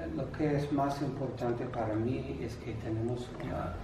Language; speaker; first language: Spanish; non-native, fluent; English